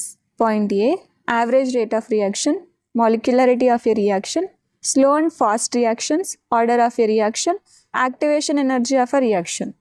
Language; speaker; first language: English; non-native, local second language; Telugu